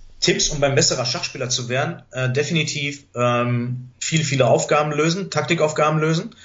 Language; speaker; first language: German; early bilingual, other home language; Greek